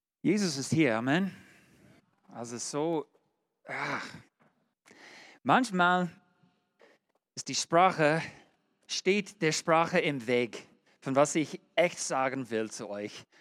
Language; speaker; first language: German; non-native, learner; English